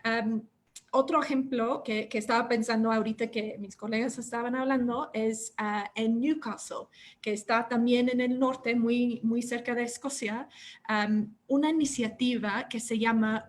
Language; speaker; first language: Spanish; non-native, fluent; English